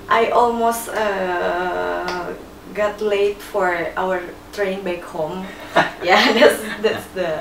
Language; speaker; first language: English; non-native, learner; Indonesian